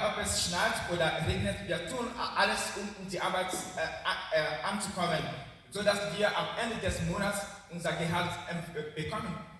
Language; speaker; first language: German; non-native, learner; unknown